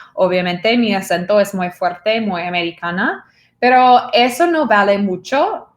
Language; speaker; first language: Spanish; non-native, fluent; English